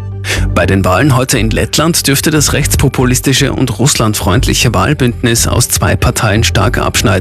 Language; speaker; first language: German; native; German